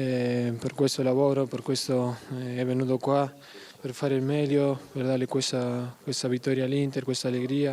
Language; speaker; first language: Italian; non-native, learner; Spanish